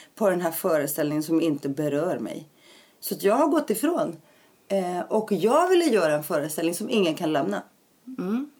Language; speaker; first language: Swedish; early bilingual, other home language; Greek